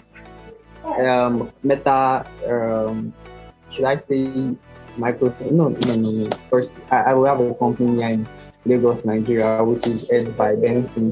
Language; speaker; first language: English; non-native, local second language; Yoruba